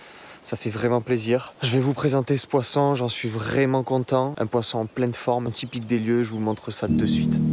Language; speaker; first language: French; native; French